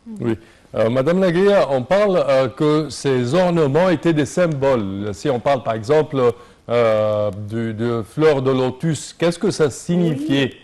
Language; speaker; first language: French; non-native, local second language; Arabic